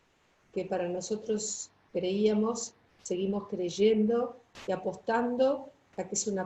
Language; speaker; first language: Spanish; native; Spanish